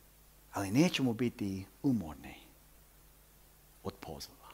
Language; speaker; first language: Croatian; early bilingual, heritage; Croatian